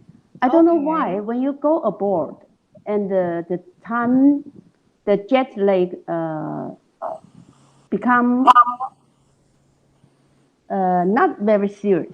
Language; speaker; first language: English; non-native, learner; Chinese